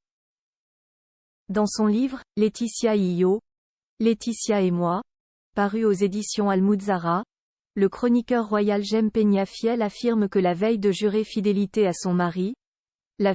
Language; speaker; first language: French; native; French